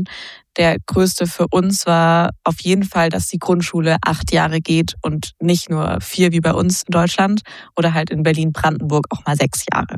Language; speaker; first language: German; native; German